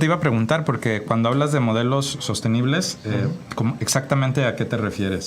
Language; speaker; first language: Spanish; native; Spanish